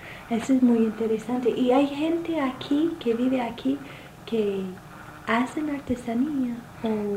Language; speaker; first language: Spanish; non-native, fluent; English